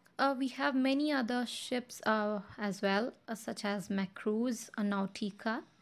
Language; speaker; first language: English; non-native, local second language; Kannada